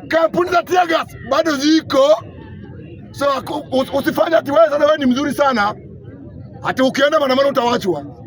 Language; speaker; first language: Swahili; native; Swahili